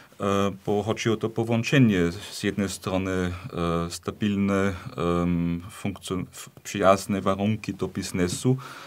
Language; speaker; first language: Polish; non-native, fluent; German